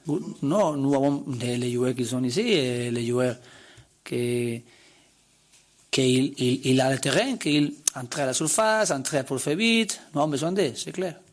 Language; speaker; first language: French; non-native, learner; Spanish